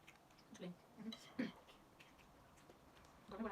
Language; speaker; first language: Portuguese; non-native, learner; Nepali